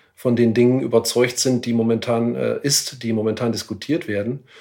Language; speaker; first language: German; native; German